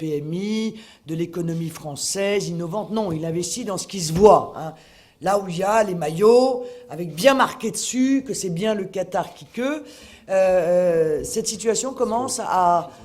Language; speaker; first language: French; native; French